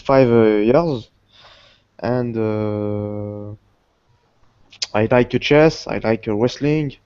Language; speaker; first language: English; non-native, learner; Portuguese